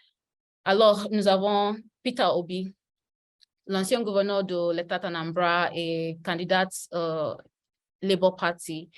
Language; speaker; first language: French; non-native, learner; Yoruba